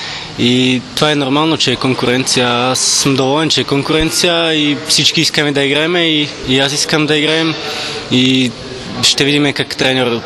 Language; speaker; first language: Bulgarian; non-native, learner; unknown